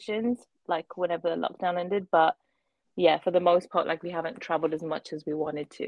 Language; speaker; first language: English; native; English